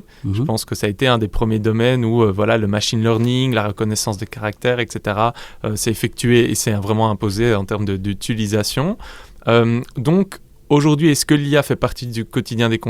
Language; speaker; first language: French; native; French